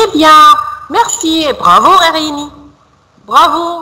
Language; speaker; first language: French; non-native, fluent; Arabic